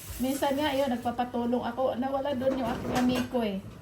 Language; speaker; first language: Filipino; native; Filipino